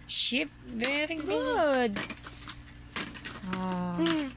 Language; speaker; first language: English; non-native, learner; Filipino